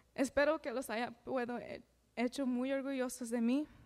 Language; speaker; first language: Spanish; early bilingual, other home language; English